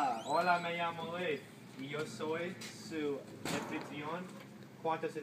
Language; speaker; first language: Spanish; non-native, learner; English